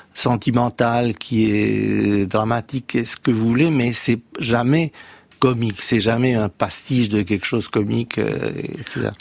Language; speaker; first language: French; non-native, fluent; Romanian